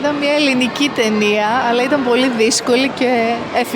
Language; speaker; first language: Greek; native; Greek